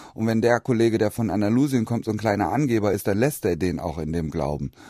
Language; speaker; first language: German; native; German